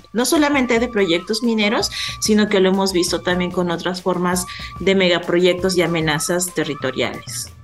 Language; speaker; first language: Spanish; native; Spanish